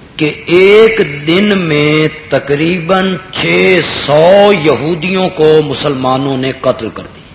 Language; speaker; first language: Urdu; non-native, local second language; Punjabi